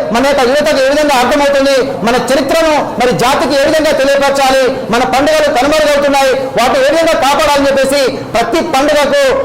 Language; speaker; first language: Telugu; non-native, local second language; Lambadi